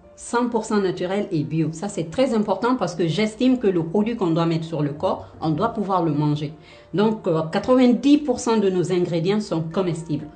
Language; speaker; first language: French; non-native, local second language; Fula